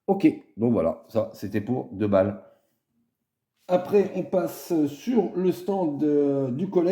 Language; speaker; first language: French; native; French